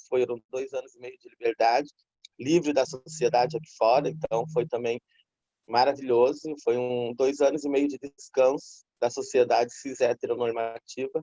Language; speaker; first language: Portuguese; native; Portuguese